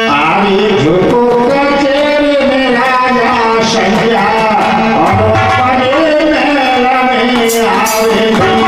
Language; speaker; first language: Hindi; native; Hindi